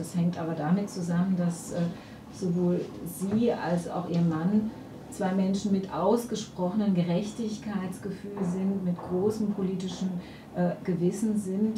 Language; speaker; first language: German; native; German